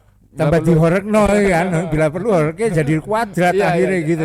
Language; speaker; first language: Indonesian; non-native, local second language; Javanese